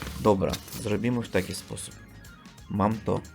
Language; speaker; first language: Polish; non-native, learner; Russian